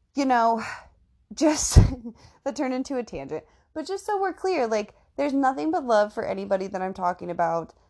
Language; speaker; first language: English; native; English